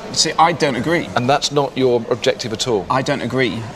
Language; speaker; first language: English; native; English